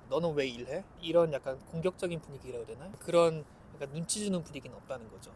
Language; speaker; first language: Korean; native; Korean